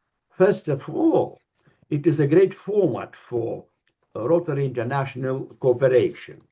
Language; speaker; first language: English; non-native, learner; Lithuanian